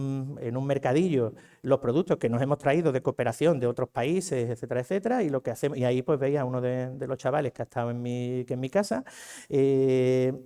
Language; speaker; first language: Spanish; native; Spanish